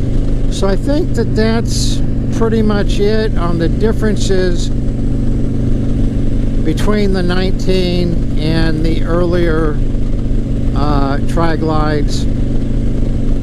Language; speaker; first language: English; native; English